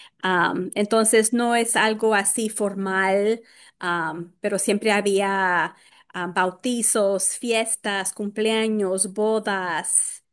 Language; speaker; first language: Spanish; early bilingual, heritage; Spanish